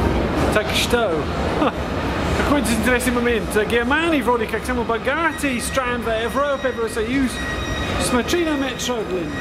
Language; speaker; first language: Russian; non-native, learner; English